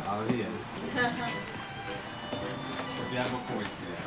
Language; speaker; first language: French; non-native, learner; Dutch